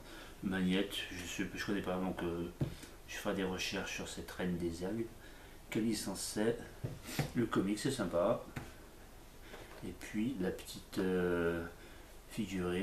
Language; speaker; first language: French; native; French